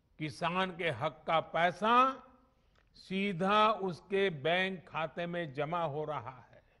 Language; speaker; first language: Hindi; non-native, local second language; Gujarati